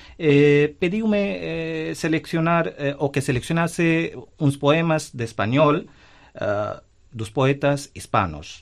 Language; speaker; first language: Galician; non-native, fluent; Hindi